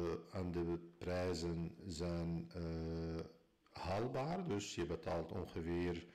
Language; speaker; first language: Dutch; non-native, fluent; Arabic